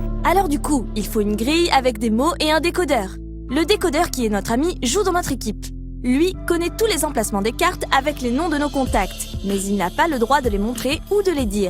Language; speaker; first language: French; native; French